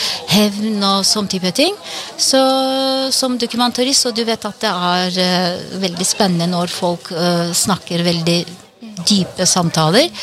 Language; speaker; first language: Norwegian; non-native, fluent; Turkish